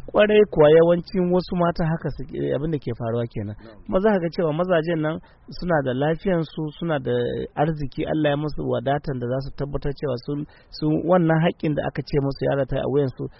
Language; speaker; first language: Hausa; non-native, local second language; Fula